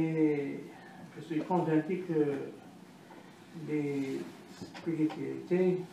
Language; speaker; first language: French; non-native, learner; Arabic